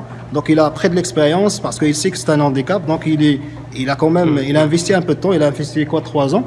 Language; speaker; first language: French; non-native, local second language; Arabic